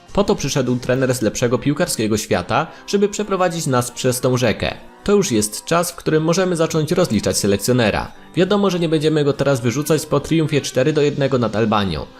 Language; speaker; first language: Polish; native; Polish